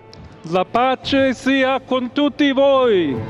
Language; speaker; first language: Italian; non-native, fluent; English